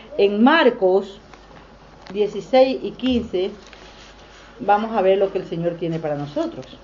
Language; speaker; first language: Spanish; native; Spanish